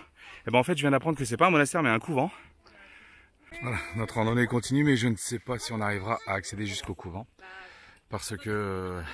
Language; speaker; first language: French; native; French